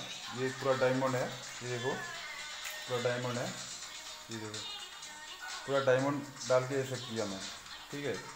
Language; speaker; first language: Hindi; non-native, local second language; Malayalam